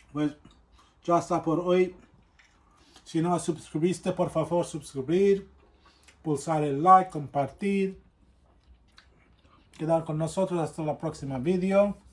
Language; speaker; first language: Spanish; non-native, fluent; Sylheti